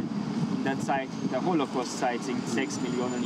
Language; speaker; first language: German; non-native, fluent; Ukrainian